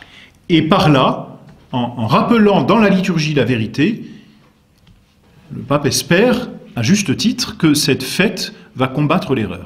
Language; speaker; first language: French; native; French